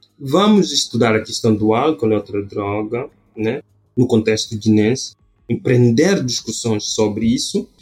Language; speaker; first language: Portuguese; non-native, local second language; Upper Guinea Crioulo